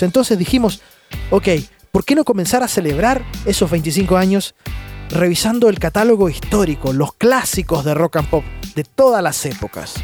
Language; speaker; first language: Spanish; native; Spanish